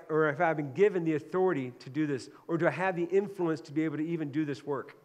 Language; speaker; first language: English; native; English